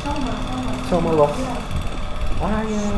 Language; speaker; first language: German; non-native, fluent; Indonesian